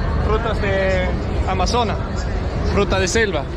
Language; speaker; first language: Spanish; non-native, learner; English